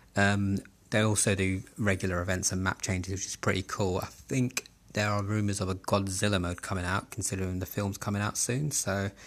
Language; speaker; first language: English; native; English